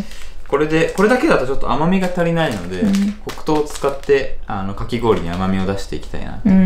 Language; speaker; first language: Japanese; native; Japanese